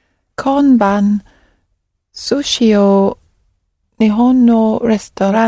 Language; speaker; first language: Japanese; non-native, learner; English